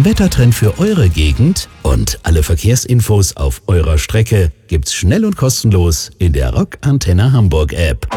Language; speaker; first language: German; native; German